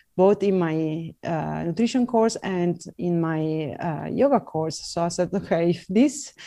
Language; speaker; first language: English; non-native, fluent; Italian